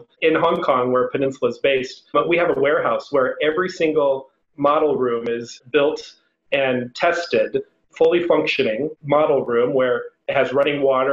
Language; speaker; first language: English; native; English